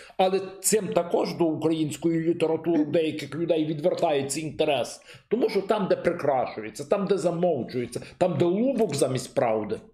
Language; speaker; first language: Ukrainian; native; Ukrainian